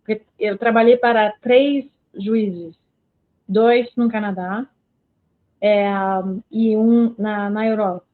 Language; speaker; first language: Portuguese; non-native, fluent; French